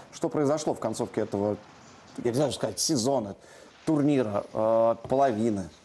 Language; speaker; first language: Russian; native; Russian